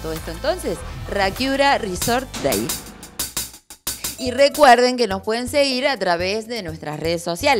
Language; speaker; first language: Spanish; native; Spanish